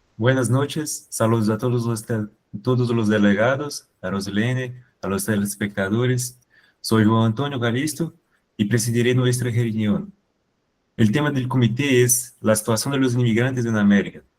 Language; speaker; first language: Spanish; non-native, learner; Portuguese